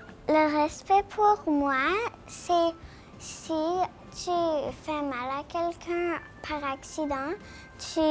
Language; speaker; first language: French; non-native, local second language; English